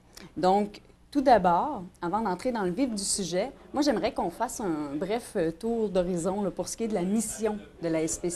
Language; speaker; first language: French; native; French